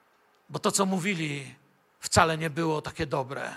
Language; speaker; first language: Polish; native; Polish